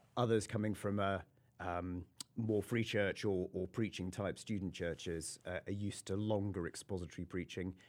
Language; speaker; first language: English; native; English